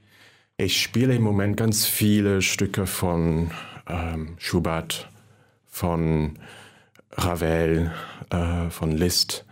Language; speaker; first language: German; non-native, fluent; Cantonese